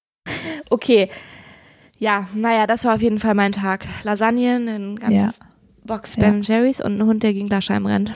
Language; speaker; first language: German; native; German